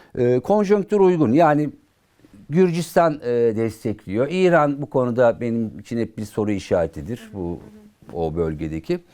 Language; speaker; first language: Turkish; native; Turkish